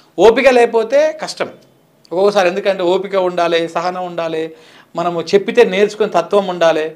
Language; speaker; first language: Telugu; native; Telugu